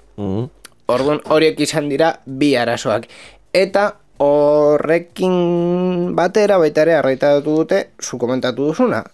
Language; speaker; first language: Basque; non-native, local second language; Spanish